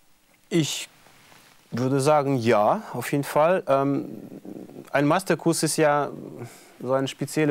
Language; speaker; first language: German; non-native, fluent; Russian